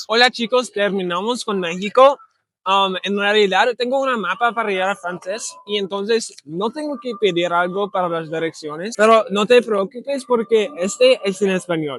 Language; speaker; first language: Spanish; non-native, learner; English